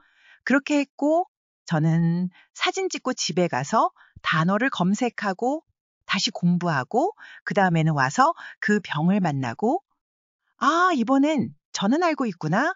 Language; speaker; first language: Korean; non-native, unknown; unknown